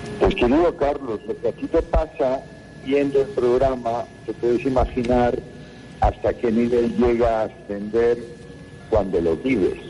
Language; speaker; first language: Spanish; native; Spanish